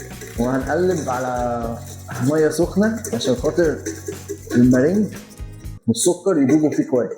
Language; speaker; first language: Arabic; native; Arabic